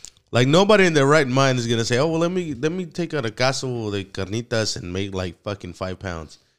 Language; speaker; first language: English; early bilingual, other home language; Spanish